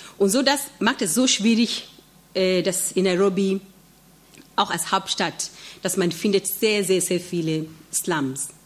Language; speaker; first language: German; non-native, fluent; Swahili